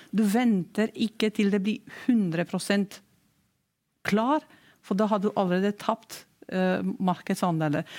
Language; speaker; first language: Norwegian; non-native, fluent; Romanian